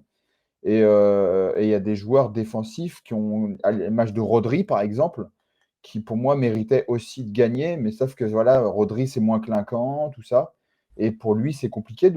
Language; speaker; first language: French; native; French